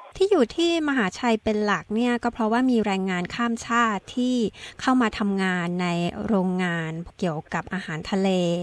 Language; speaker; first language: Thai; native; Thai